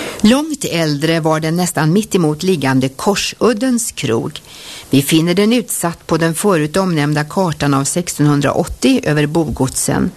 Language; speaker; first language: Swedish; native; Swedish